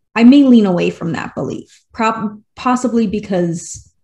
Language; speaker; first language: English; native; English